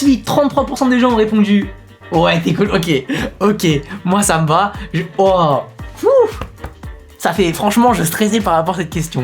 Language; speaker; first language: French; native; French